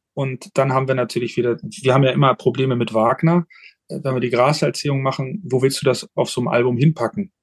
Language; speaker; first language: German; native; German